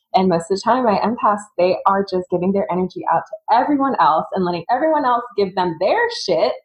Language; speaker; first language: English; native; English